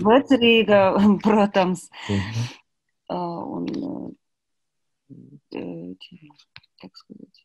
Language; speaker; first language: Latvian; non-native, learner; Kazakh